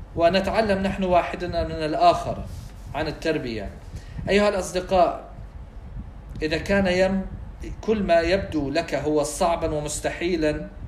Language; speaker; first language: Arabic; non-native, fluent; English